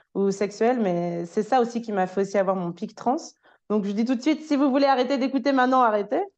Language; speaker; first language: French; native; French